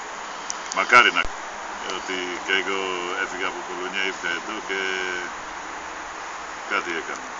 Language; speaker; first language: Greek; non-native, fluent; Polish